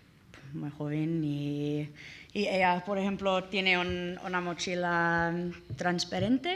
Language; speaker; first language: Spanish; non-native, learner; English